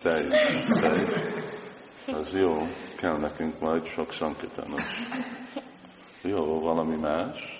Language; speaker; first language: Hungarian; non-native, fluent; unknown